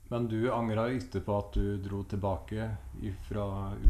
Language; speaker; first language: Norwegian; native; Norwegian